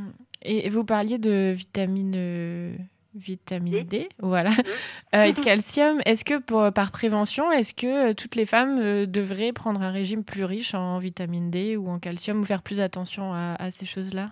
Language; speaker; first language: French; native; French